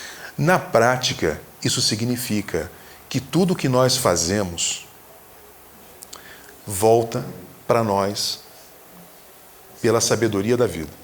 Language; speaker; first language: Portuguese; native; Portuguese